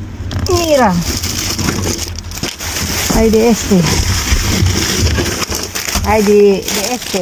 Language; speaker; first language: Spanish; non-native, learner; Filipino